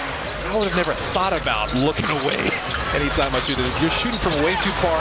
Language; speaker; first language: English; native; English